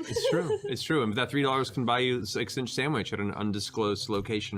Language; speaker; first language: English; native; English